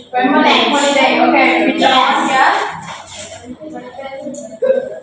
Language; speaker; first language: English; non-native, learner; Indonesian